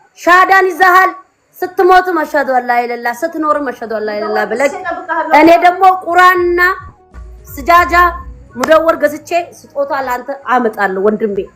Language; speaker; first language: Amharic; non-native, local second language; Oromo